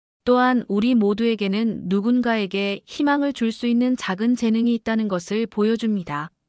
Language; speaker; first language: Korean; native; Korean